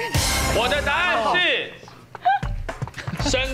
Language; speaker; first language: Chinese; native; Chinese